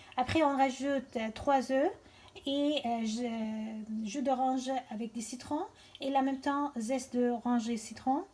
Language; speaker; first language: French; non-native, learner; Persian